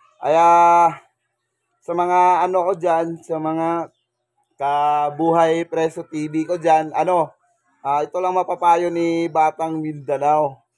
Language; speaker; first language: Filipino; native; Filipino